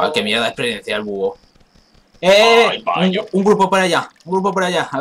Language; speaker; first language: Spanish; native; Spanish